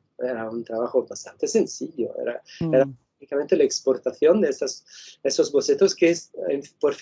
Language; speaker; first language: Spanish; non-native, fluent; Italian